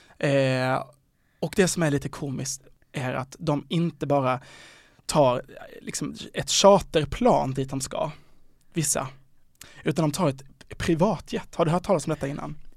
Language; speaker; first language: Swedish; native; Swedish